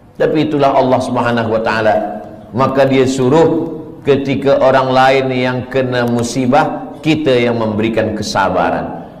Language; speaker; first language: Malay; native; Malay